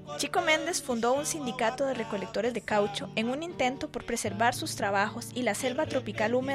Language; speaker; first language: Spanish; native; Spanish